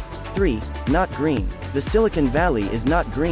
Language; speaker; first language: English; non-native, learner; French